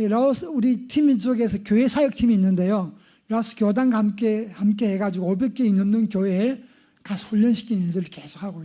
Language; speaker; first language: Korean; native; Korean